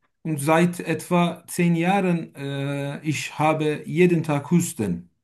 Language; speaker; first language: German; non-native, learner; Turkish